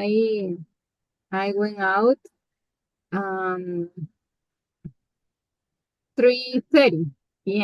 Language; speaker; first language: English; non-native, learner; Spanish